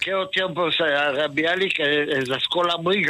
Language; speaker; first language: Spanish; early bilingual, heritage; Ladino